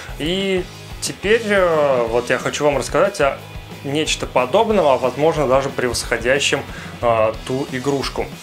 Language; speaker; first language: Russian; native; Russian